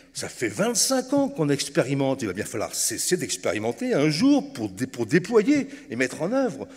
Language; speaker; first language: French; native; French